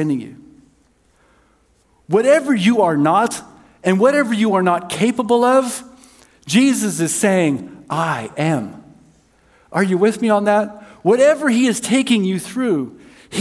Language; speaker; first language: English; native; English